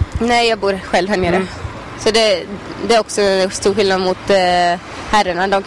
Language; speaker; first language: Swedish; early bilingual, other home language; Albanian